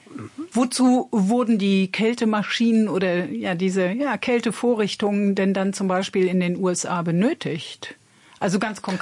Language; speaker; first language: German; native; German